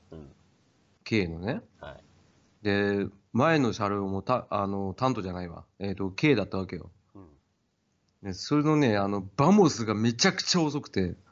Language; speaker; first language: Japanese; native; Japanese